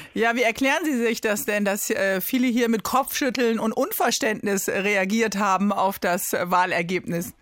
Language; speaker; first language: German; native; German